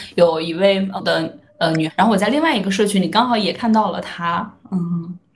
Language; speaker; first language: Chinese; native; Chinese